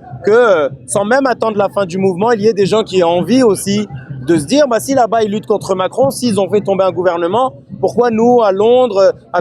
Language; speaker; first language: French; native; French